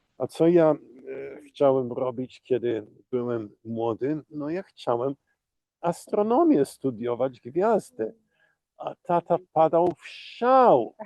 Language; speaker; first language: Polish; early bilingual, heritage; Polish